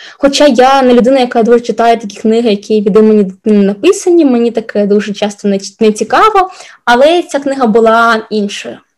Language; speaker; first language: Ukrainian; non-native, local second language; Russian